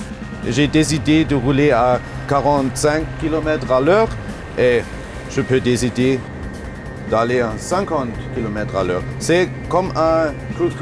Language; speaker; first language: French; non-native, learner; German